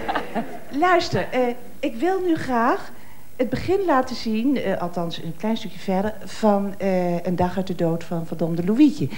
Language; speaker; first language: Dutch; native; Dutch